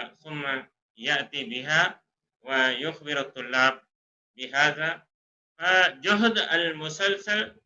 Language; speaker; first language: Arabic; non-native, fluent; Urdu